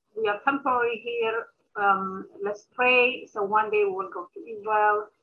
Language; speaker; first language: English; early bilingual, other home language; Amharic